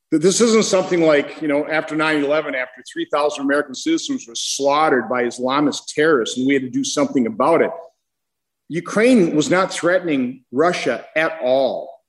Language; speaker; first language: English; native; English